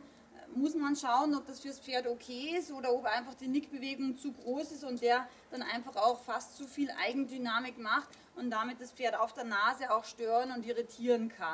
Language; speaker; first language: German; native; German